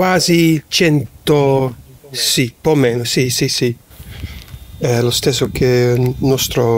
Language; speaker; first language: Italian; non-native, learner; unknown